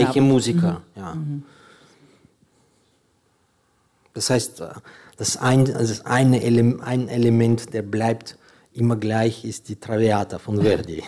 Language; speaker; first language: German; non-native, fluent; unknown